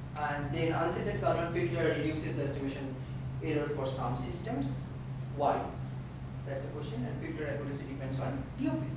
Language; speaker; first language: English; non-native, local second language; Bangla